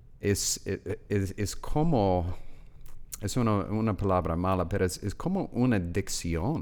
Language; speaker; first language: Spanish; non-native, learner; English